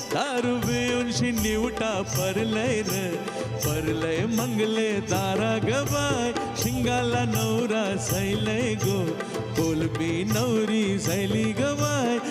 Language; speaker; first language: Marathi; non-native, local second language; Tamil